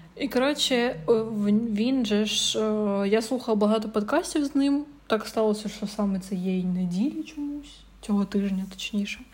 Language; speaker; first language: Ukrainian; native; Ukrainian